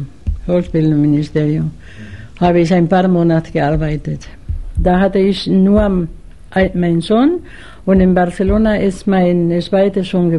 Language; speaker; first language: German; non-native, fluent; Spanish